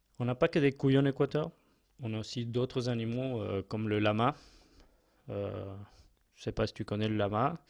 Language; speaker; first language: French; non-native, fluent; Spanish